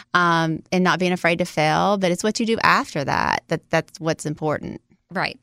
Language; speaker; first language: English; native; English